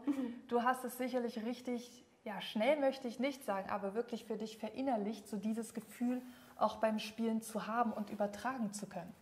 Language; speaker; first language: German; native; German